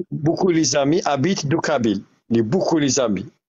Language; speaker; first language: French; non-native, learner; Arabic